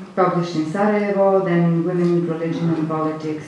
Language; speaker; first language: English; non-native, fluent; Croatian